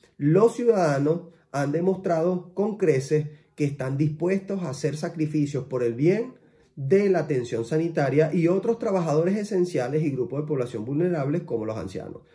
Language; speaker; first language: Spanish; native; Spanish